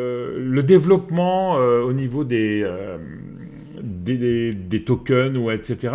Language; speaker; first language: French; native; French